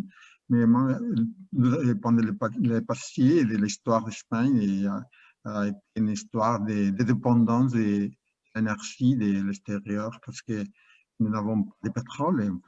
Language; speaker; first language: French; non-native, learner; Spanish